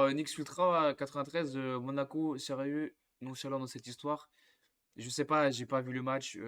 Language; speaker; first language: French; native; French